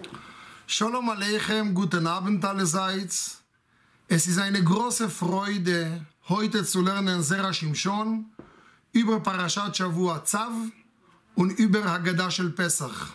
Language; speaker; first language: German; non-native, fluent; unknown